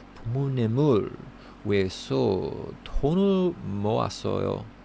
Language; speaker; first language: Korean; non-native, learner; English